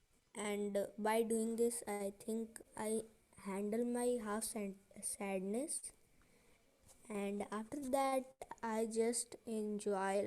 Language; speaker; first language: English; non-native, learner; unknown